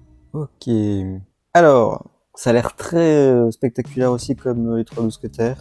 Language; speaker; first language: French; native; French